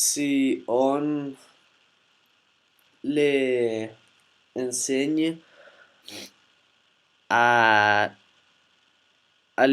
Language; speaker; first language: French; non-native, learner; Spanish